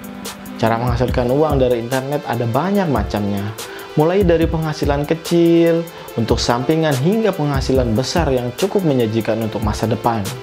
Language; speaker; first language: Indonesian; native; Indonesian